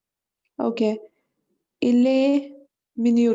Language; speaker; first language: French; non-native, learner; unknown